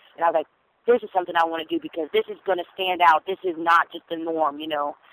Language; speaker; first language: English; non-native, fluent; German